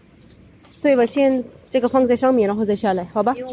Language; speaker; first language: Chinese; non-native, fluent; Urdu